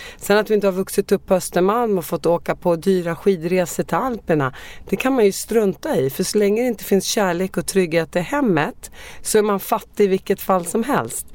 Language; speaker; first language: Swedish; early bilingual, other home language; Arabic